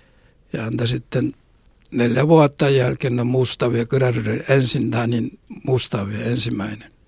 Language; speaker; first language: Finnish; non-native, learner; Korean